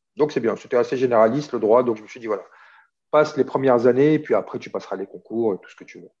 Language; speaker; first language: French; early bilingual, other home language; Arabic